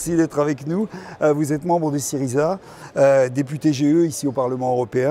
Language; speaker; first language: French; native; French